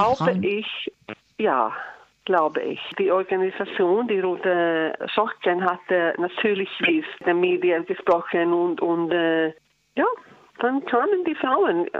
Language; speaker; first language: German; non-native, learner; Icelandic